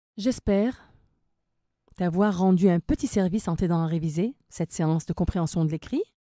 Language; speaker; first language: French; non-native, local second language; Arabic